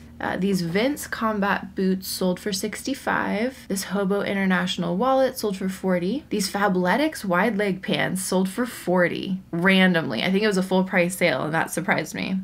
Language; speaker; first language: English; native; English